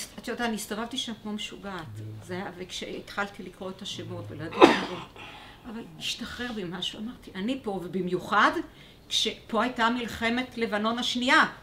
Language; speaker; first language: Hebrew; early bilingual, other home language; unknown